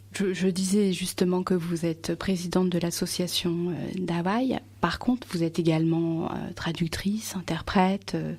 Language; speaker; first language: French; native; French